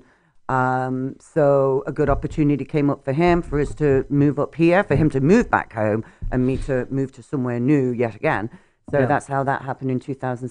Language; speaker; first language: English; native; English